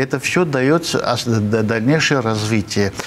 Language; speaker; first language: Russian; non-native, fluent; Armenian